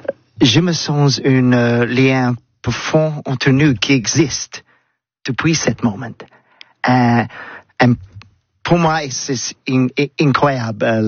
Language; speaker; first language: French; non-native, learner; English